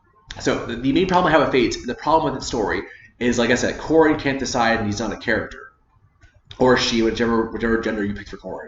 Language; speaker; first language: English; native; English